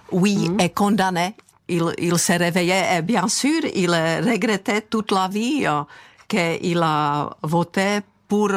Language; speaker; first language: French; non-native, fluent; Czech